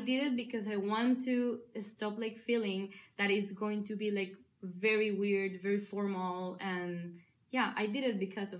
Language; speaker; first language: English; non-native, learner; Spanish